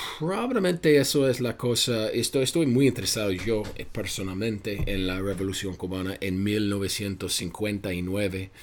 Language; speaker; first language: Spanish; non-native, fluent; English